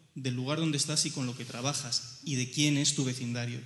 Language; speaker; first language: Spanish; native; Spanish